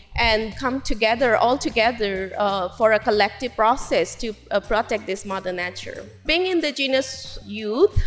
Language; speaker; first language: English; non-native, local second language; Kok Borok